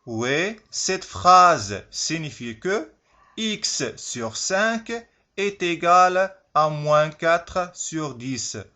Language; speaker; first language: French; non-native, local second language; Arabic